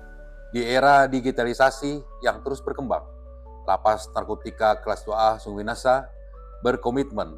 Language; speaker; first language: Indonesian; native; Indonesian